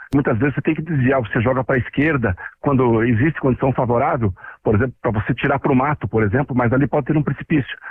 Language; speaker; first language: Portuguese; native; Portuguese